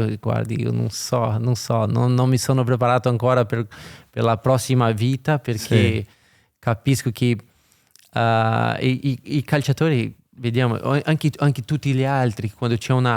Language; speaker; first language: Italian; non-native, fluent; Portuguese